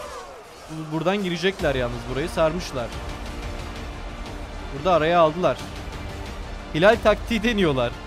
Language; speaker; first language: Turkish; native; Turkish